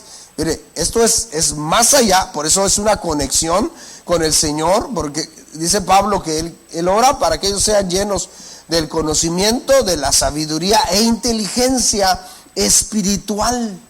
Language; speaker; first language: Spanish; native; Spanish